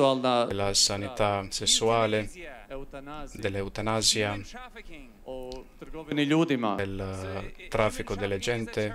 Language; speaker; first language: Italian; non-native, fluent; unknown